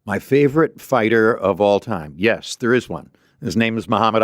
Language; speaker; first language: English; native; English